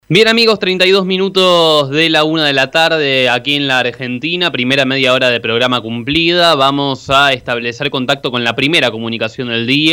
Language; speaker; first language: Spanish; native; Spanish